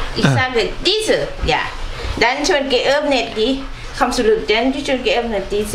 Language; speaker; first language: German; non-native, learner; Thai